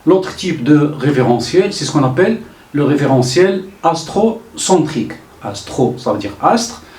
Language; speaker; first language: French; non-native, local second language; Arabic